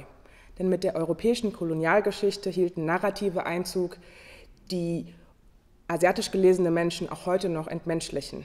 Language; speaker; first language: German; native; German